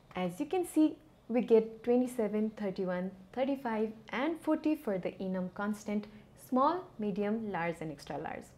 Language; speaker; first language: English; non-native, local second language; Nepali